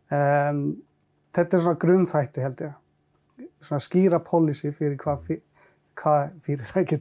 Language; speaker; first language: Icelandic; non-native, fluent; Finnish